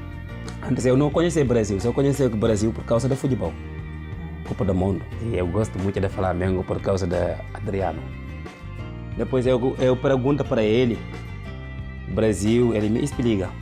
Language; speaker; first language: Portuguese; non-native, learner; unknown